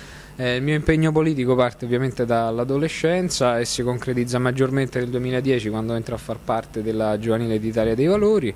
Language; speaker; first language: Italian; native; Italian